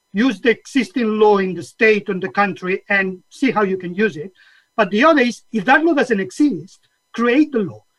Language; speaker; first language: English; non-native, fluent; Catalan